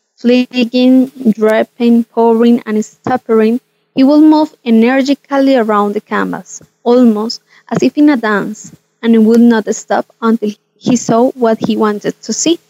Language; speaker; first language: English; non-native, fluent; Spanish